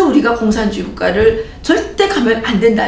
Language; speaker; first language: Korean; native; Korean